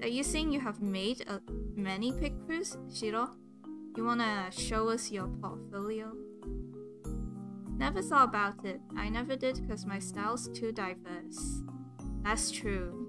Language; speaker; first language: English; non-native, local second language; Cantonese